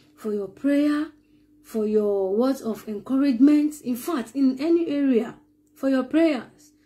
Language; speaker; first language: English; non-native, local second language; Yoruba